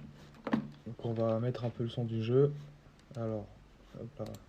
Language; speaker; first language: French; native; French